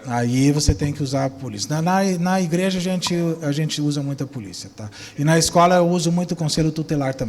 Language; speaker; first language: Portuguese; native; Portuguese